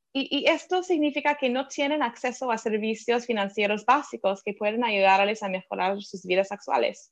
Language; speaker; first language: Spanish; non-native, fluent; English